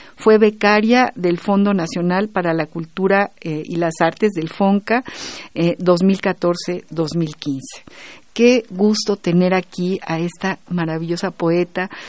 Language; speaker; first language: Spanish; native; Spanish